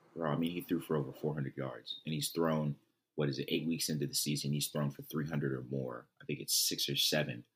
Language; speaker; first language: English; native; English